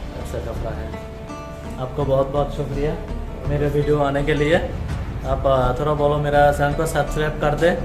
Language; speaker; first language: Hindi; non-native, learner; Bangla